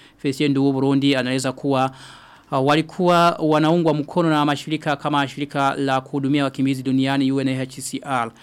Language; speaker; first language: Swahili; non-native, local second language; Rundi